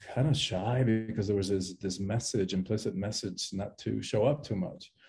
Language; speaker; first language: English; early bilingual, other home language; Spanish